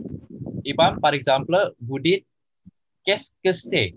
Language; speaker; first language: French; non-native, learner; Indonesian